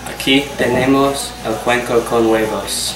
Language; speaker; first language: Spanish; non-native, learner; English